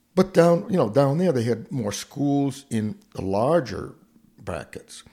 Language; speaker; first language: English; non-native, fluent; Hungarian